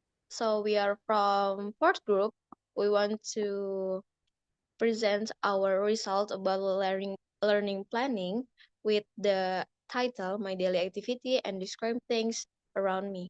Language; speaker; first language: English; non-native, learner; Indonesian